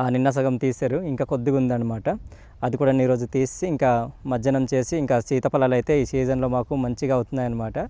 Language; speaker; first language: Telugu; non-native, local second language; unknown